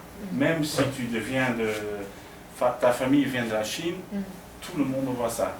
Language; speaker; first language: French; non-native, fluent; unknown